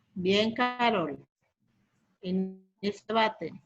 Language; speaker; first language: Spanish; native; Spanish